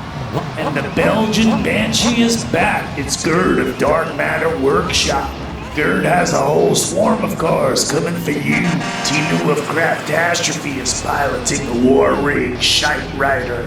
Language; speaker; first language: English; native; English